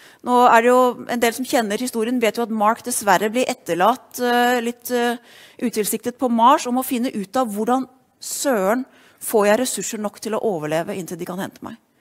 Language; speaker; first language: Norwegian; native; Norwegian